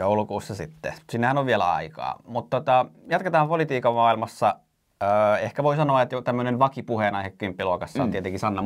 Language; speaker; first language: Finnish; native; Finnish